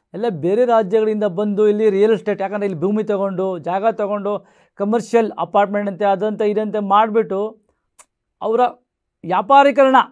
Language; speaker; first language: Kannada; non-native, local second language; Marathi